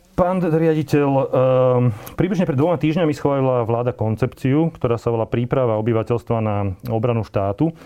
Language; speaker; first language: Slovak; native; Slovak